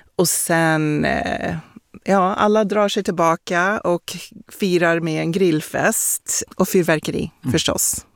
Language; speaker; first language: Swedish; early bilingual, heritage; Swedish